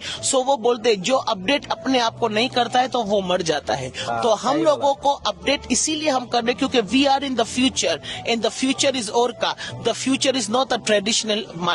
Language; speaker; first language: Hindi; native; Hindi